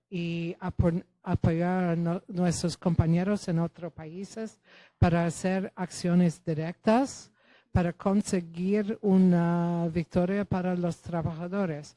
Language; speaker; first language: Spanish; non-native, fluent; Polish